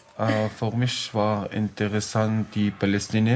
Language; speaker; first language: German; non-native, learner; Arabic